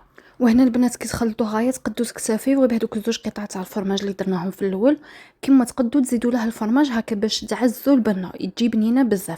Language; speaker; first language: Arabic; native; Arabic